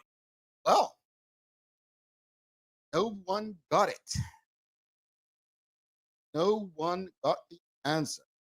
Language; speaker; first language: English; native; English